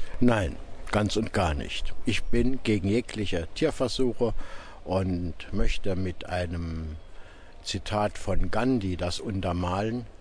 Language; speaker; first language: German; native; German